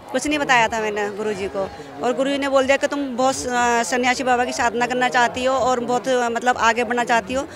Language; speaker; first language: Hindi; native; Hindi